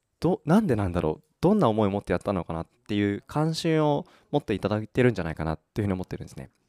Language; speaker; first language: Japanese; native; Japanese